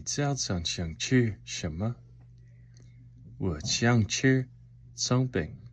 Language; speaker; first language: Chinese; non-native, learner; English